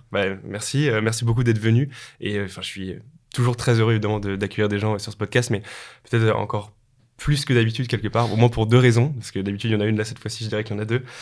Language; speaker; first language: French; native; French